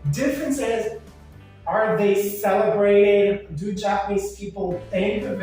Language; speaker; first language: English; non-native, fluent; Portuguese